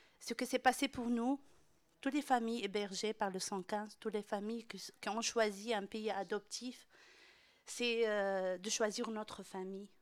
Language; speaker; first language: French; non-native, local second language; Arabic